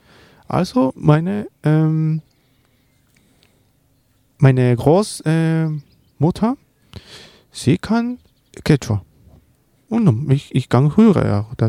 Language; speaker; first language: German; non-native, learner; Spanish